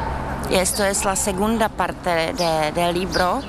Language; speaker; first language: Spanish; non-native, fluent; Czech